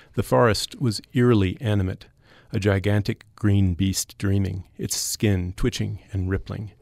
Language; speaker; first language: English; native; English